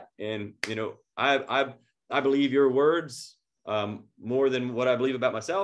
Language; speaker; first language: English; native; English